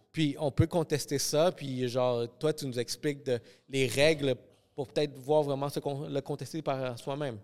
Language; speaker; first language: French; early bilingual, other home language; Spanish